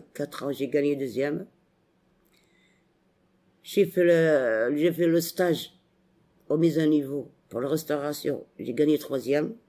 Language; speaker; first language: French; non-native, local second language; Arabic